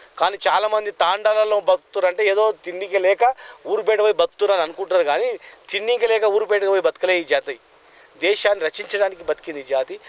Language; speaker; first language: Telugu; native; Telugu